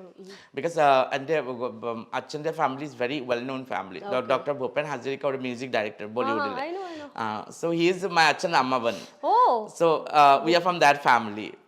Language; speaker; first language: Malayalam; non-native, local second language; Assamese